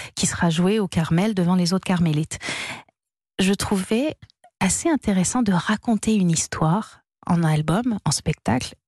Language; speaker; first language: French; native; French